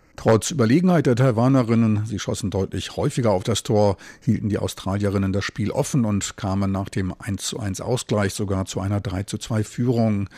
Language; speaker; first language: German; native; German